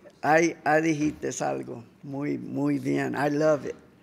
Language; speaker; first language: Spanish; early bilingual, heritage; Spanish